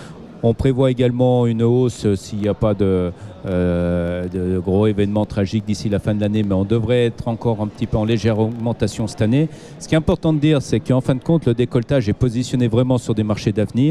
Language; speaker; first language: French; native; French